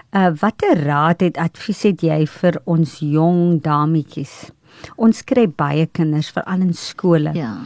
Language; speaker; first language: Afrikaans; native; Afrikaans